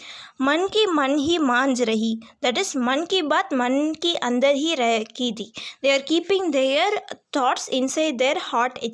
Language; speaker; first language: English; non-native, local second language; Hindi